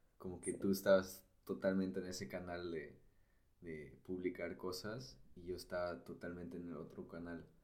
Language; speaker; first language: Spanish; non-native, fluent; German